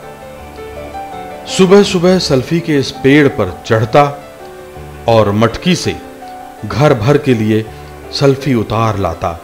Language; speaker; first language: Hindi; native; Hindi